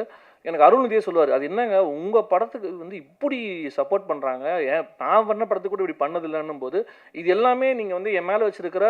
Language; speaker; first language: Tamil; native; Tamil